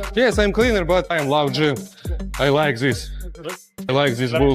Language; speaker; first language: English; non-native, learner; Russian